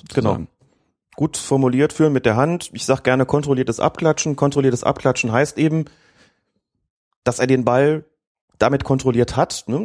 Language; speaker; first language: German; native; German